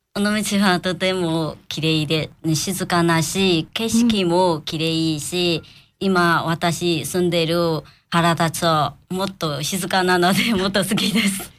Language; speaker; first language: Japanese; non-native, learner; Burmese